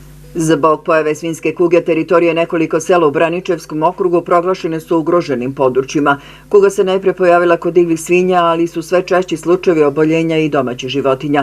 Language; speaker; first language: Serbian; native; Serbian